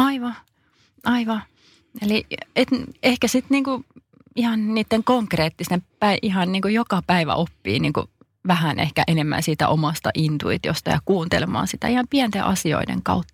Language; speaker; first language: Finnish; native; Finnish